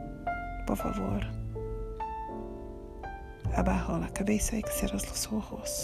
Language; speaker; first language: Spanish; non-native, learner; English